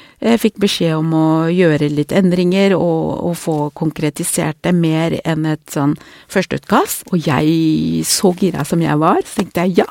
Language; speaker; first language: Norwegian; early bilingual, other home language; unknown